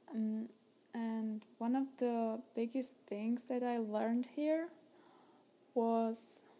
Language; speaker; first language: English; non-native, fluent; Czech